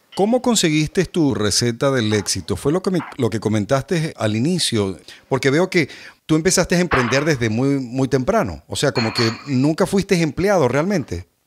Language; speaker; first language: Spanish; native; Spanish